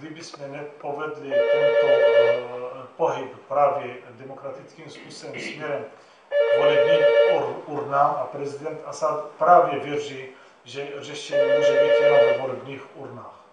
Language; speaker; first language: Czech; non-native, fluent; Arabic